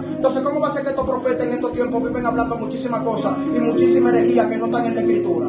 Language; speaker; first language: Spanish; native; Spanish